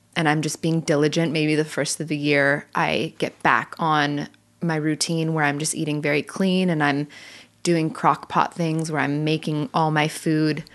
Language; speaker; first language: English; native; English